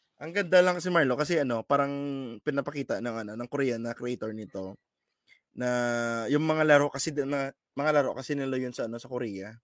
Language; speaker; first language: Filipino; native; Filipino